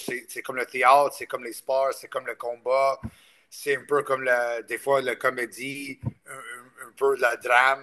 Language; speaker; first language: French; non-native, local second language; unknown